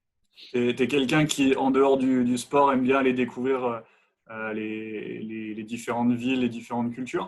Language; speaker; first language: French; native; French